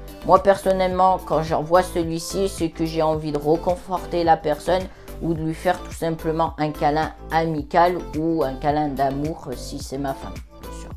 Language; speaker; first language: French; native; French